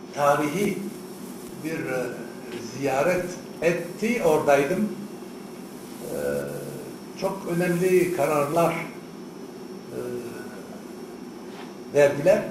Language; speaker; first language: Turkish; non-native, fluent; Arabic